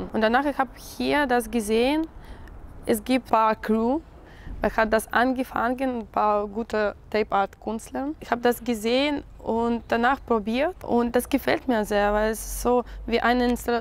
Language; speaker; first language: German; non-native, learner; Russian